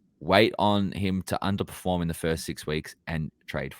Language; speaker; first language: English; native; English